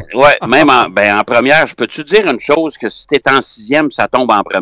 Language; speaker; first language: French; native; French